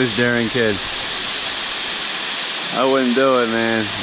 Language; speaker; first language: English; native; English